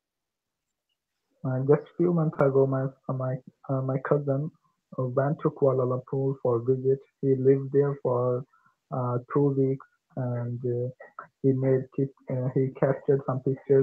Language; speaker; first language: English; non-native, learner; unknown